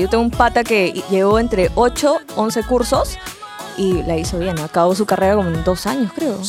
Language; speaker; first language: Spanish; native; Spanish